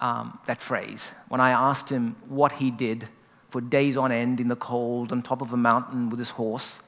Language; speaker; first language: English; native; English